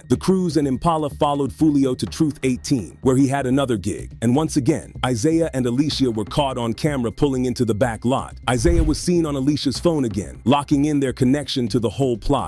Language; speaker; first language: English; native; English